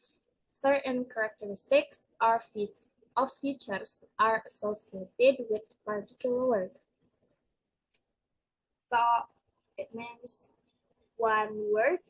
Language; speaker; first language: English; non-native, learner; Indonesian